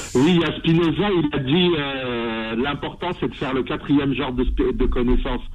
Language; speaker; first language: French; early bilingual, other home language; Kabyle